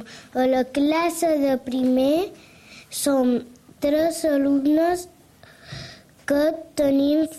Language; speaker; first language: Catalan; early bilingual, other home language; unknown